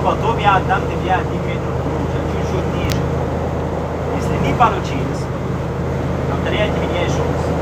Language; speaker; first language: Russian; non-native, learner; Arabic